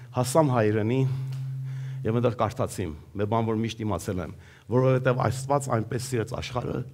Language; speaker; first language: Armenian; early bilingual, heritage; Armenian